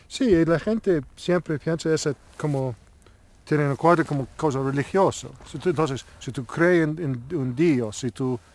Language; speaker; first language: Spanish; non-native, learner; English